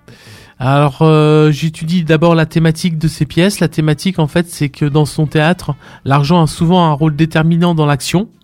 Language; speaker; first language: French; native; French